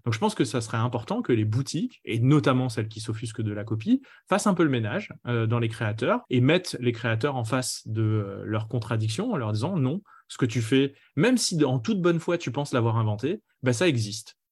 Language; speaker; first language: French; native; French